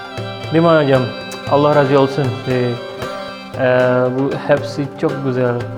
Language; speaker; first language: Turkish; non-native, learner; Indonesian